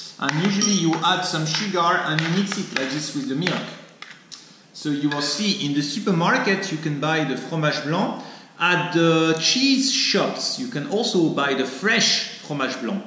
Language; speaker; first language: English; non-native, fluent; French